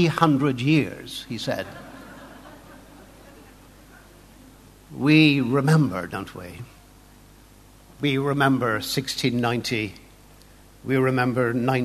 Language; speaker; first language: English; native; English